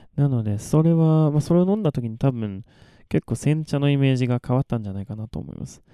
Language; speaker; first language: Japanese; non-native, fluent; Swedish